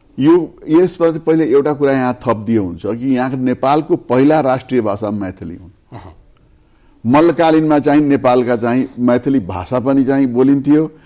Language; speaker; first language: Nepali; non-native, local second language; Bhojpuri